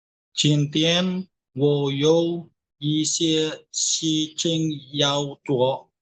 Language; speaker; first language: Chinese; non-native, learner; Indonesian